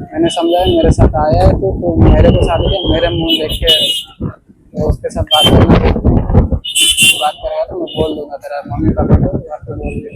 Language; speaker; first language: Hindi; non-native, local second language; Odia